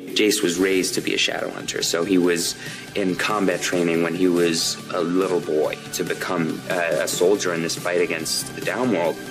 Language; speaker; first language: English; native; English